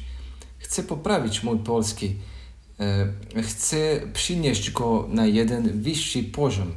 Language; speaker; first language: Polish; non-native, learner; Croatian